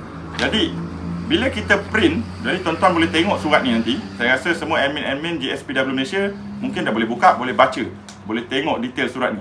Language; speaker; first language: Malay; native; Malay